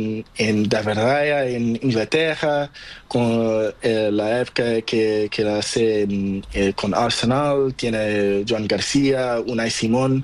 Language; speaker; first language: Spanish; non-native, learner; Portuguese